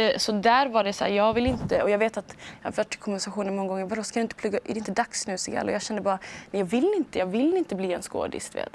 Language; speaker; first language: Swedish; early bilingual, other home language; Somali